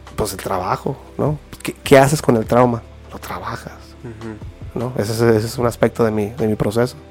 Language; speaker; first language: Spanish; native; Spanish